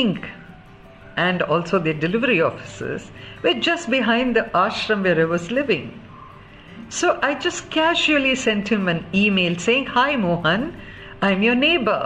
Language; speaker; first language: English; non-native, local second language; Kannada